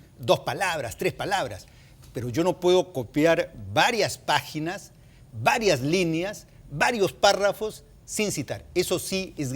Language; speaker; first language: Spanish; native; Spanish